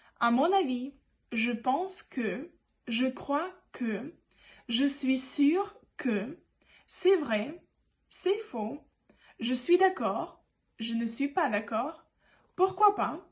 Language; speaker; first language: French; non-native, fluent; Ukrainian